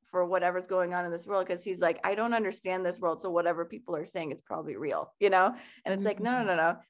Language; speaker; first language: English; early bilingual, other home language; Persian